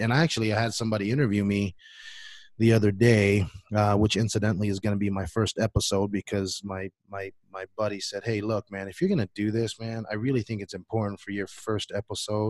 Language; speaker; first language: English; non-native, fluent; Samoan